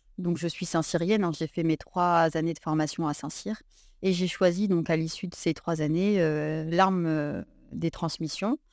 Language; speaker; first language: French; native; French